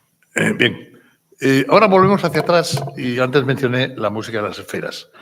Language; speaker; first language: Spanish; native; Spanish